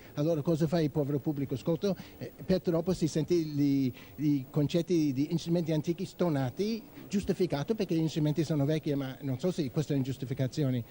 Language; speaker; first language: Italian; non-native, fluent; English